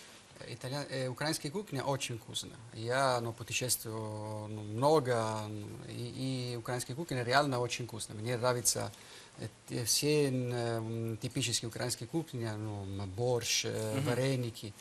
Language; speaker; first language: Russian; non-native, learner; Italian